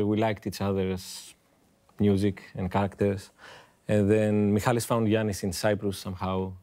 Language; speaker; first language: English; non-native, fluent; Greek